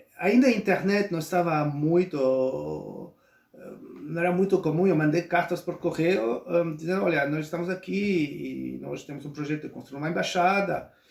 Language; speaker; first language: Portuguese; non-native, local second language; Spanish